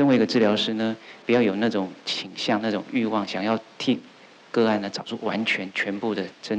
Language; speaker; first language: Chinese; native; Chinese